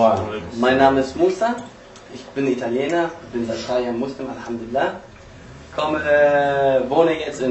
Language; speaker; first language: German; early bilingual, other home language; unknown